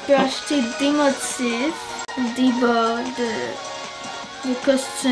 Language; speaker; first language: French; native; French